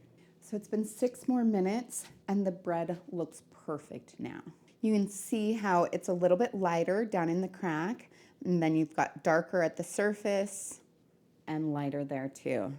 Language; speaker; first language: English; native; English